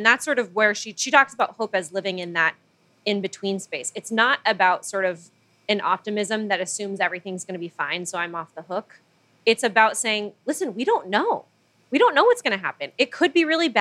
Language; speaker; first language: English; non-native, local second language; Filipino